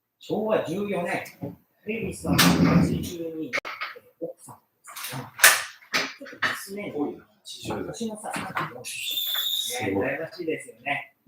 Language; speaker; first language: Japanese; native; Japanese